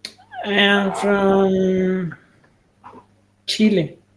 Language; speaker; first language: English; non-native, learner; Spanish